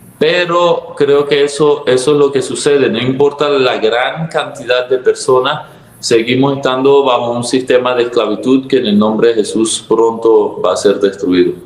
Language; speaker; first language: Spanish; early bilingual, other home language; Arabic